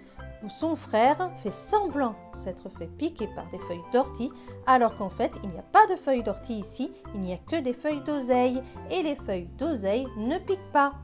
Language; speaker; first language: French; native; French